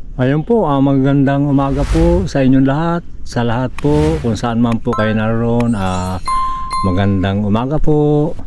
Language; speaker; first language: Filipino; native; Filipino